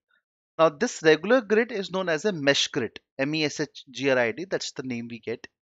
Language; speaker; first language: English; non-native, local second language; Hindi